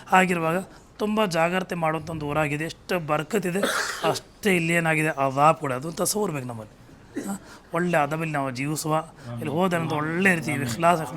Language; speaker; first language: Kannada; non-native, local second language; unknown